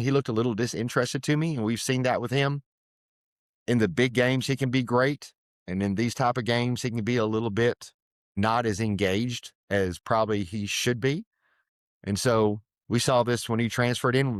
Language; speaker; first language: English; native; English